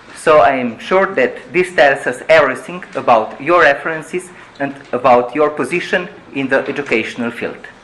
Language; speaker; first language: English; non-native, fluent; Slovenian